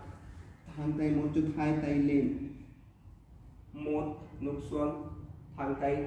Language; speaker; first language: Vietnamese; non-native, learner; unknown